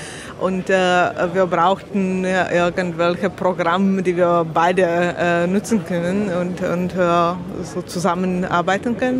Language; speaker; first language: German; non-native, learner; Slovak